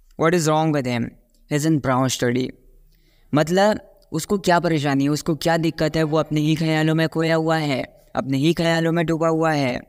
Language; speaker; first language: Hindi; native; Hindi